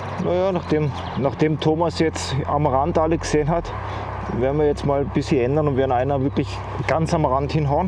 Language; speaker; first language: German; native; German